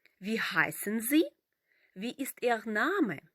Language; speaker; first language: German; non-native, fluent; Ukrainian